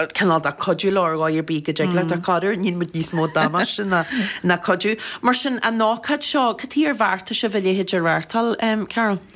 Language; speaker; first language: Irish; native; Irish